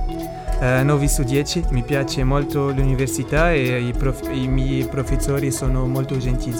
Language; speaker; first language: Italian; non-native, learner; Arabic